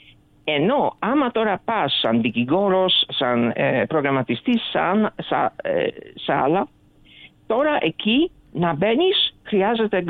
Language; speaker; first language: Greek; early bilingual, other home language; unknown